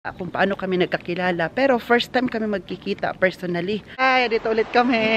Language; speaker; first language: Filipino; non-native, local second language; Cebuano